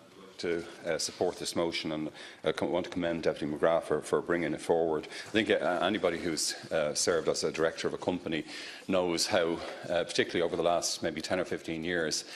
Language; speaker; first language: English; native; English